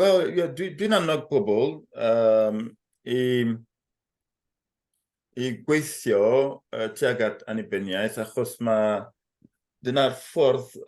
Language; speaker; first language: Welsh; non-native, fluent; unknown